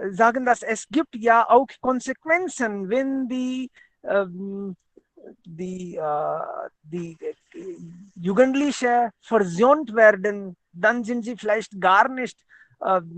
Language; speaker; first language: German; non-native, fluent; Hindi